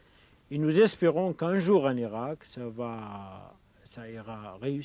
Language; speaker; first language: French; non-native, fluent; Kurdish